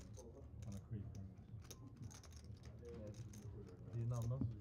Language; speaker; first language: Swedish; native; Swedish